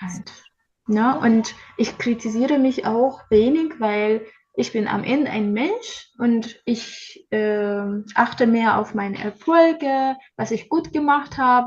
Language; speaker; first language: German; non-native, learner; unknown